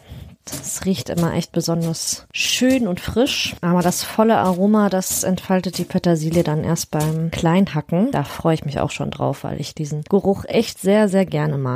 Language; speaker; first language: German; native; German